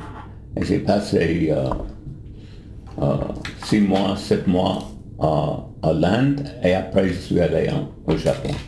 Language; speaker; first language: French; non-native, fluent; English